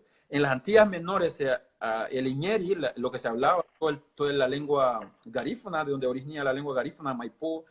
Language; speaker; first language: Spanish; non-native, local second language; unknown